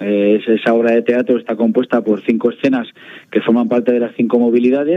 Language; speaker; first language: Spanish; native; Spanish